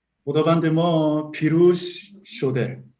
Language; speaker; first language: Persian; non-native, learner; Korean